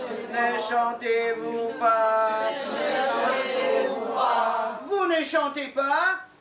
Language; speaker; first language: French; non-native, learner; Russian